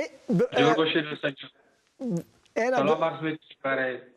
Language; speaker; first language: Persian; native; Persian